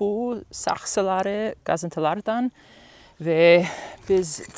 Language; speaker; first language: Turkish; non-native, learner; English